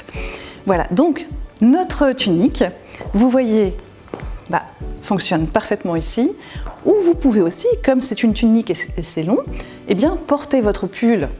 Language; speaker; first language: French; native; French